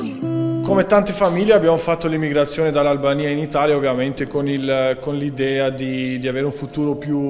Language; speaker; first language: Italian; non-native, fluent; Albanian